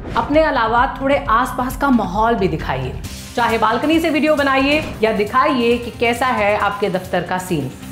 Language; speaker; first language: Hindi; native; Hindi